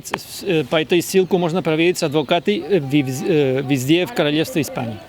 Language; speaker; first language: Russian; non-native, fluent; Spanish